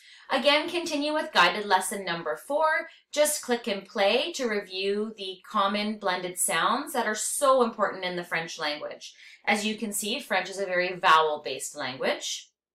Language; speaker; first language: English; native; English